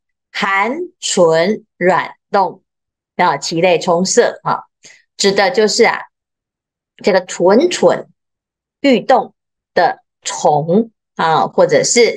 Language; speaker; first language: Chinese; native; Chinese